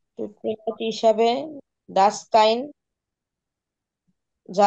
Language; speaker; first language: German; non-native, learner; Bangla